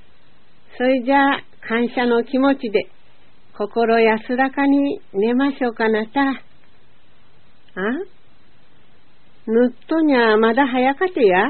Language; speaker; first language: Japanese; native; Japanese